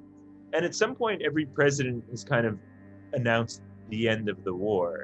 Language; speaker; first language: English; native; English